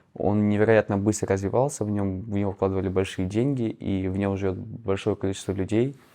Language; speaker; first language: Russian; native; Russian